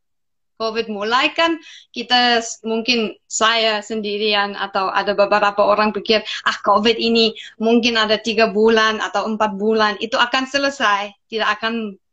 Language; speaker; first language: Indonesian; non-native, fluent; English